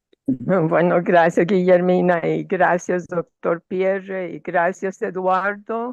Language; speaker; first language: Spanish; non-native, fluent; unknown